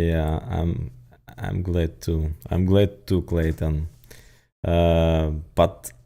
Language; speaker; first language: English; non-native, learner; Ukrainian